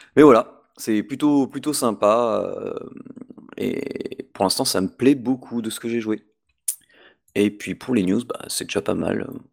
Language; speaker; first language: French; native; French